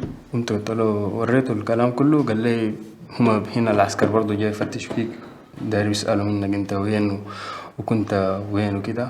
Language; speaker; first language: Arabic; native; Arabic